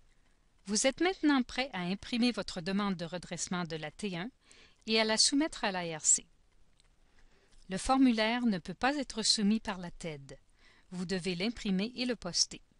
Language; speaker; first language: French; native; French